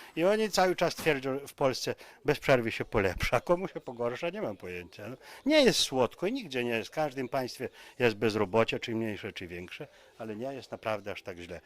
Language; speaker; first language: Polish; native; Polish